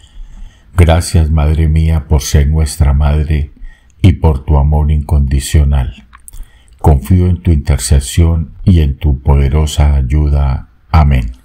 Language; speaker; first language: Spanish; native; Spanish